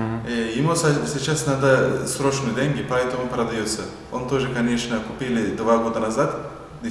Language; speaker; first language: Russian; non-native, learner; Turkish